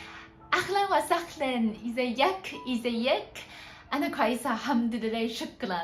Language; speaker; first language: Arabic; non-native, learner; Chinese